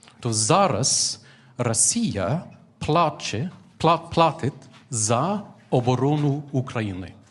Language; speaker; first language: Ukrainian; non-native, fluent; English